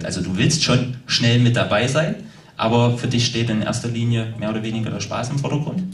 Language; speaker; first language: German; native; German